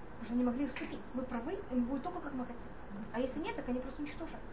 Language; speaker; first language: Russian; non-native, fluent; Hebrew